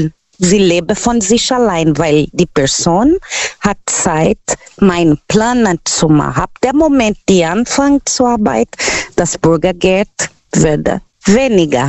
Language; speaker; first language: German; non-native, learner; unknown